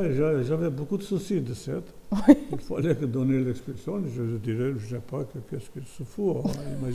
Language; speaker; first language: French; non-native, fluent; Albanian